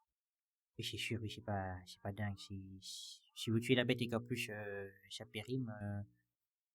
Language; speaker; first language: French; native; French